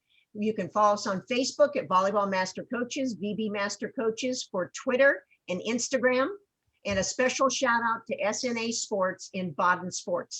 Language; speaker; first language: English; native; English